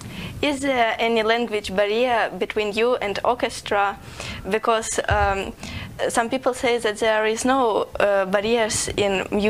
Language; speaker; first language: English; non-native, learner; Ukrainian